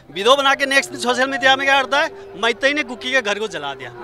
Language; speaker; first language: Hindi; non-native, local second language; Manipuri